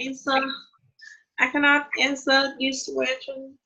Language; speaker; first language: English; non-native, learner; Vietnamese